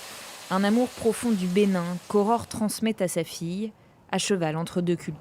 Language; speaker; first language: French; native; French